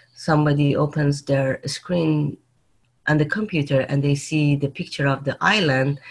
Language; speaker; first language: English; non-native, fluent; Persian